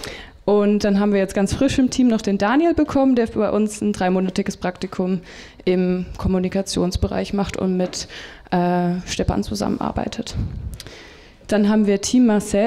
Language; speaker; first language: German; native; German